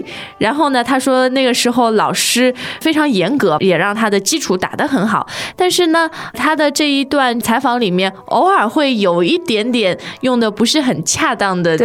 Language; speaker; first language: Chinese; native; Chinese